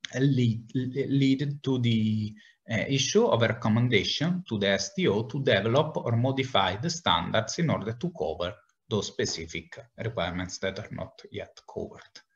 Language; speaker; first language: English; non-native, fluent; Italian